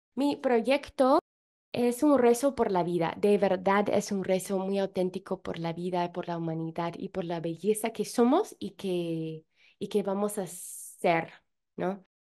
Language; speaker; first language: Spanish; non-native, fluent; English